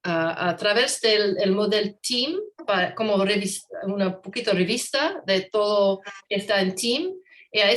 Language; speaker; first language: Spanish; non-native, learner; English